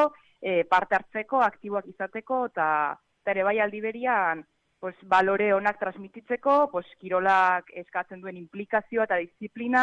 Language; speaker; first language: Basque; native; Basque